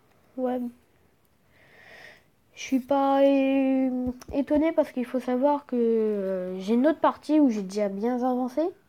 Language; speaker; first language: French; native; French